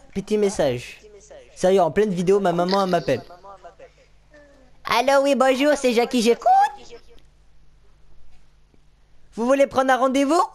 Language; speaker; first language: French; native; French